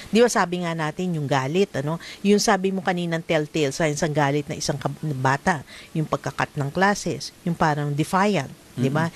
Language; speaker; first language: Filipino; native; Filipino